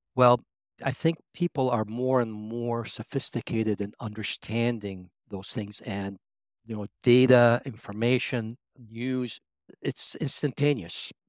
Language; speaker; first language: English; early bilingual, other home language; Arabic